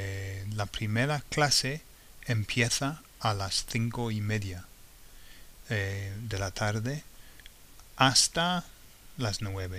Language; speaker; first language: Spanish; non-native, fluent; English